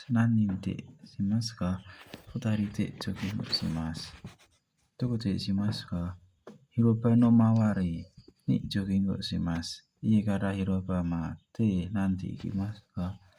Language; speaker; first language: Japanese; non-native, learner; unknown